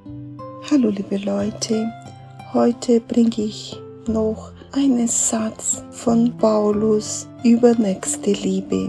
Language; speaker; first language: German; non-native, fluent; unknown